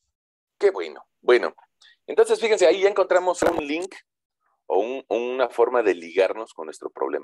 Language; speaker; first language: Spanish; native; Spanish